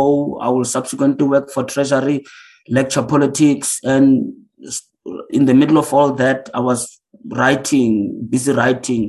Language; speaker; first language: English; non-native, local second language; Northern Sotho